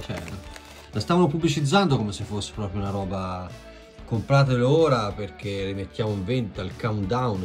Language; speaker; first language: Italian; native; Italian